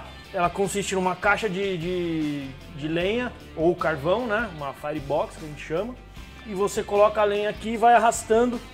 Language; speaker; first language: Portuguese; native; Portuguese